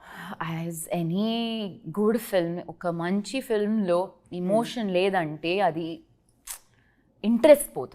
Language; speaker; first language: Telugu; non-native, learner; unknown